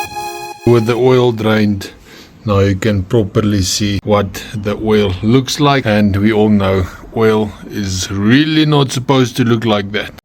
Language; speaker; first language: English; non-native, local second language; Afrikaans